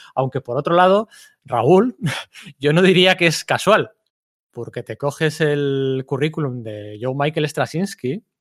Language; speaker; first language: Spanish; native; Spanish